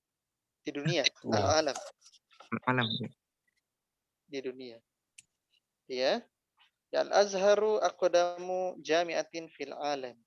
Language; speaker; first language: Arabic; non-native, fluent; Indonesian